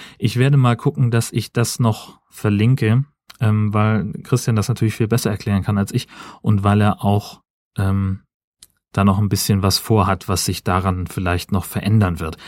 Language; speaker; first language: German; native; German